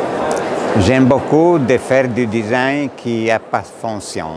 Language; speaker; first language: French; non-native, learner; Italian